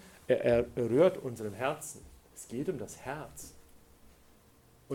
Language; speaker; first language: German; non-native, fluent; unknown